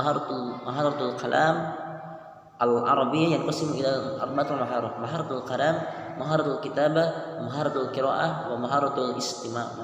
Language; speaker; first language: Arabic; non-native, learner; Indonesian